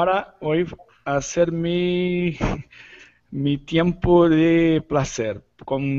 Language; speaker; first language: Spanish; non-native, learner; Portuguese